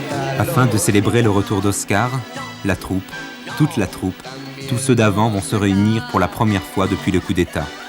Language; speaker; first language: French; native; French